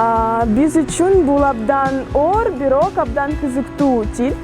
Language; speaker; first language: Kyrgyz; non-native, learner; Russian